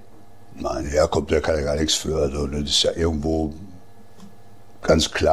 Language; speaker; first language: German; native; German